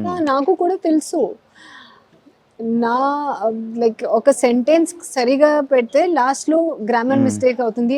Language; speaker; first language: Telugu; non-native, learner; Hindi